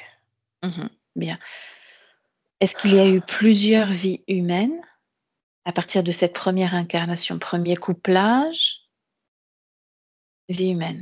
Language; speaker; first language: French; native; French